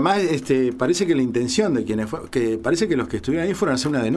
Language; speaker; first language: Spanish; native; Spanish